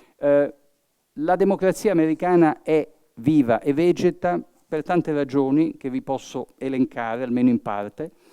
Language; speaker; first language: Italian; early bilingual, heritage; Italian